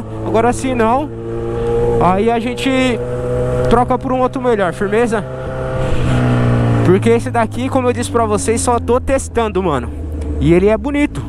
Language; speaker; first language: Portuguese; native; Portuguese